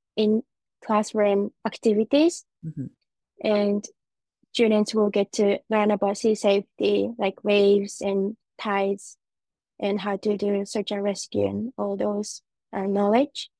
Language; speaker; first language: English; non-native, fluent; Japanese